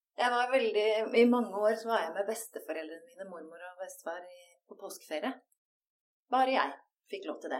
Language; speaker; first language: Norwegian; native; Norwegian